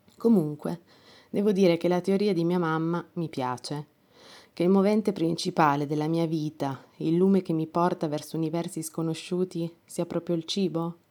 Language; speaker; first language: Italian; non-native, fluent; Romanian